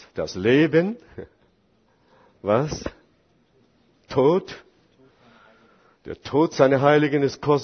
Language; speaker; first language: German; non-native, fluent; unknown